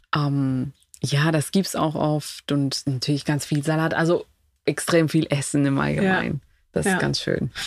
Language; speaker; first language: German; non-native, fluent; Spanish